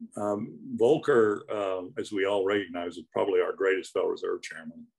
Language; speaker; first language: English; native; English